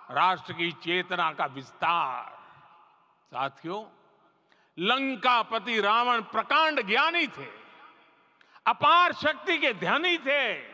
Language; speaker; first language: Hindi; non-native, local second language; Gujarati